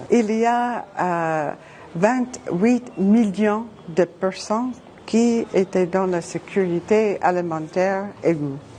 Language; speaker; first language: French; non-native, fluent; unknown